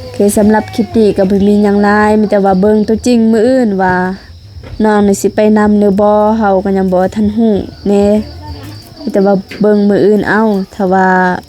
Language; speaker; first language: Lao; native; Lao